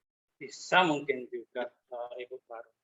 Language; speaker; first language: Indonesian; non-native, fluent; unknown